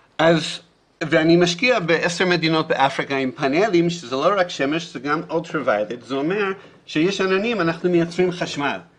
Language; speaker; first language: Hebrew; non-native, fluent; English